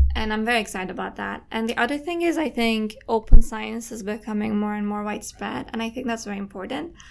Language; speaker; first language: English; non-native, fluent; Turkish